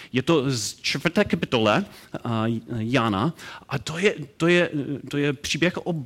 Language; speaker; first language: Czech; non-native, learner; English